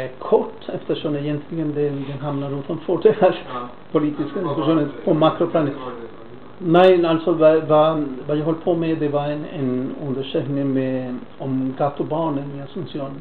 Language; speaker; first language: Swedish; non-native, fluent; Spanish